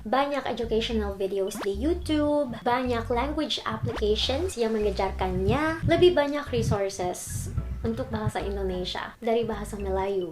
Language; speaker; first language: Indonesian; non-native, fluent; Filipino